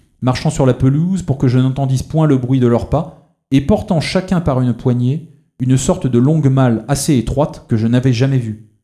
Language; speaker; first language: French; native; French